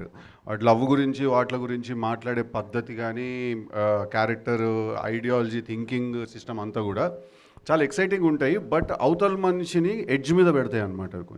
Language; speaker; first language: Telugu; native; Telugu